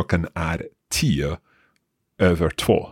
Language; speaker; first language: Swedish; non-native, learner; English